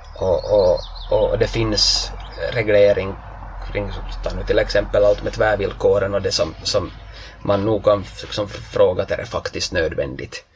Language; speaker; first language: Swedish; native; Swedish